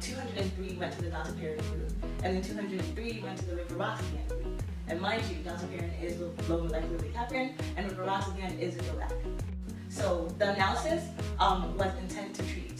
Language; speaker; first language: English; native; English